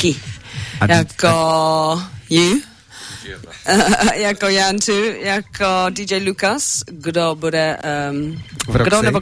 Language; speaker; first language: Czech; non-native, learner; English